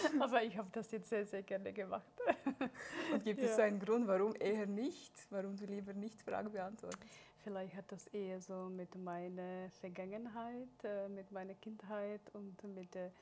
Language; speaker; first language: German; non-native, fluent; Czech